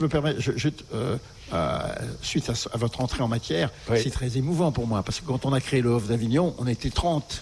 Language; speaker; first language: French; native; French